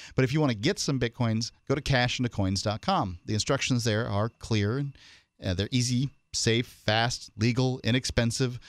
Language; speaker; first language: English; native; English